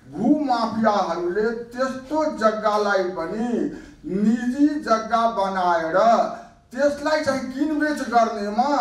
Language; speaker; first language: Nepali; non-native, local second language; Maithili